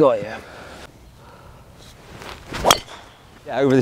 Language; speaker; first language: English; native; English